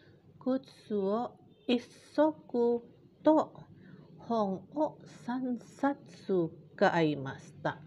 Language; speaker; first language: Japanese; non-native, fluent; Indonesian